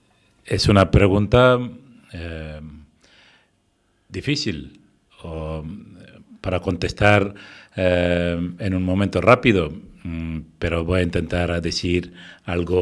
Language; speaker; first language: Spanish; non-native, fluent; Tamil